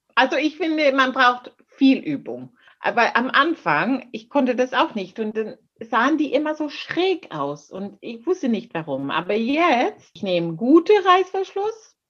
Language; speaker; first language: German; non-native, fluent; English